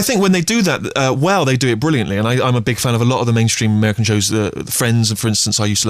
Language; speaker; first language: English; native; English